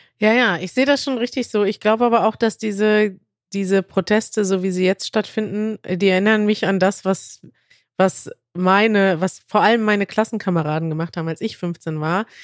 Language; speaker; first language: German; native; German